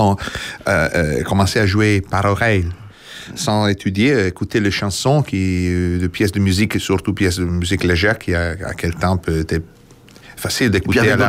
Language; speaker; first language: French; non-native, fluent; Italian